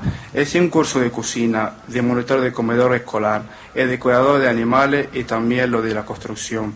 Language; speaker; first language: Spanish; non-native, fluent; Arabic